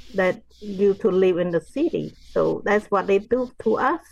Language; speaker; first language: English; non-native, fluent; Khmer